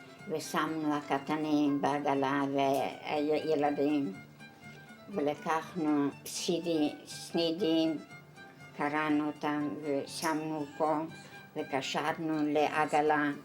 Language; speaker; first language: Hebrew; non-native, fluent; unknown